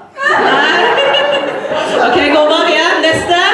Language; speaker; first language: Norwegian; non-native, fluent; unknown